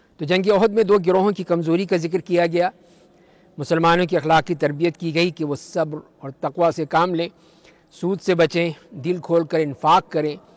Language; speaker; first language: Urdu; native; Urdu